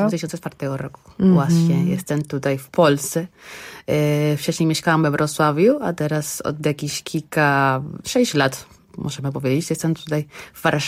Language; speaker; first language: Polish; non-native, learner; Spanish